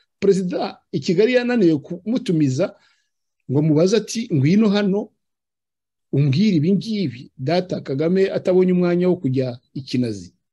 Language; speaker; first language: Kinyarwanda; native; Kinyarwanda